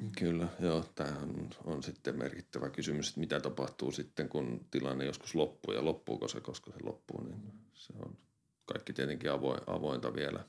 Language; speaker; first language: Finnish; native; Finnish